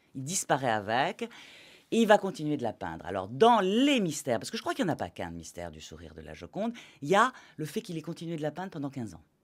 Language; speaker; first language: French; native; French